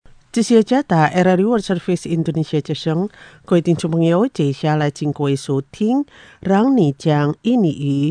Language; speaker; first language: Chinese; non-native, fluent; Indonesian